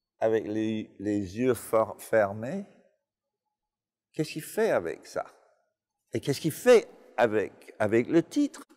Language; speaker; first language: French; non-native, fluent; English